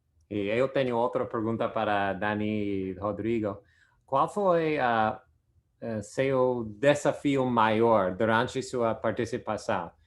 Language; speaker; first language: Portuguese; non-native, fluent; English